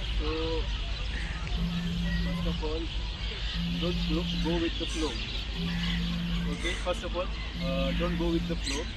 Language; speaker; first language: English; non-native, learner; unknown